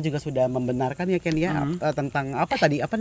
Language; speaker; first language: Indonesian; native; Indonesian